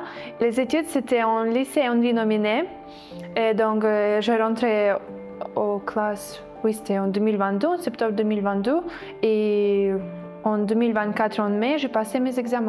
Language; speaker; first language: French; non-native, fluent; Ukrainian